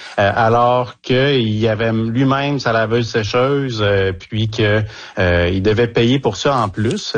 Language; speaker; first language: French; native; French